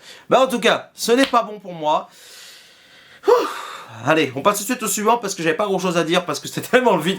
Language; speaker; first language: French; native; French